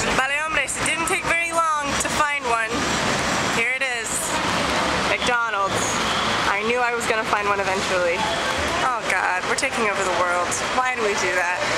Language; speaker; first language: English; native; English